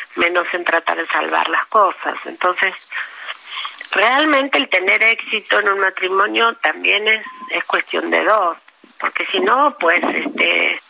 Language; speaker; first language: Spanish; native; Spanish